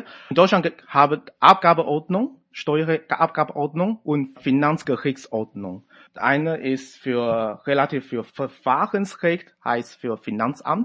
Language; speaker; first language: German; non-native, fluent; Chinese